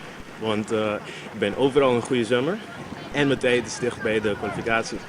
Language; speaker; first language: Dutch; non-native, local second language; Papiamento